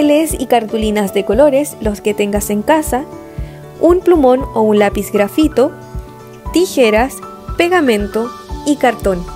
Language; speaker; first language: Spanish; native; Spanish